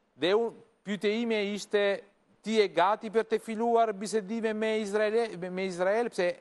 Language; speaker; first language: Albanian; non-native, learner; Italian